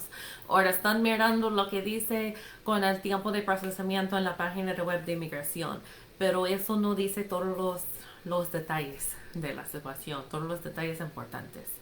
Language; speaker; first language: Spanish; non-native, fluent; English